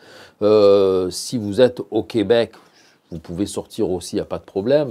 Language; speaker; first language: French; native; French